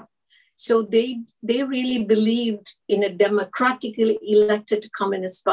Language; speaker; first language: English; non-native, local second language; Malayalam